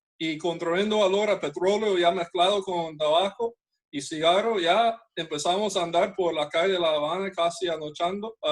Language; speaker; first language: Spanish; non-native, fluent; English